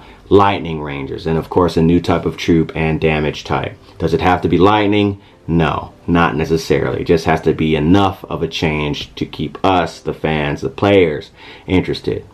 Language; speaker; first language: English; native; English